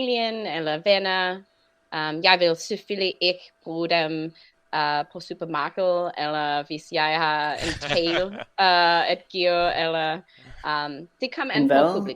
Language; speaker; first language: Danish; non-native, fluent; English